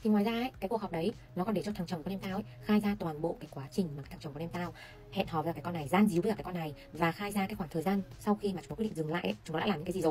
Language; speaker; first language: Vietnamese; native; Vietnamese